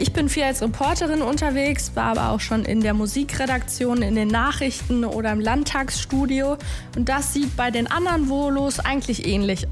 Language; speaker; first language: German; native; German